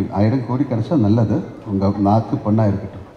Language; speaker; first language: Tamil; non-native, learner; Malayalam